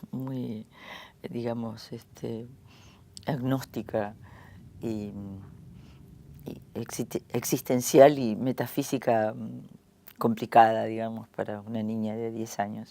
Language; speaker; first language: Spanish; native; Spanish